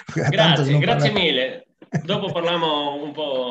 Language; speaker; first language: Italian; non-native, learner; Spanish